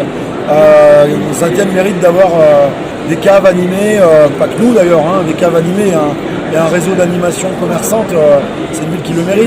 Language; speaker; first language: French; native; French